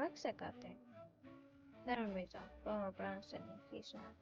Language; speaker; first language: Greek; early bilingual, heritage; Greek